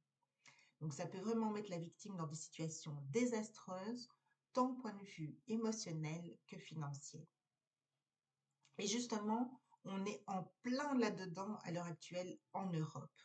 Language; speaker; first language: French; native; French